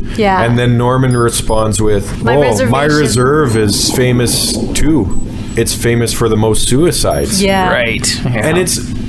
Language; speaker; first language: English; native; English